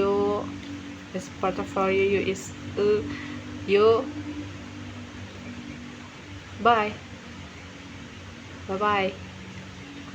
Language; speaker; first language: English; non-native, learner; Indonesian